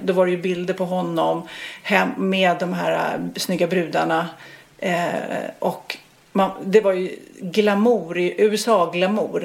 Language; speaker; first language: Swedish; native; Swedish